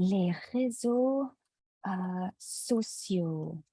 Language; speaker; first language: French; non-native, fluent; English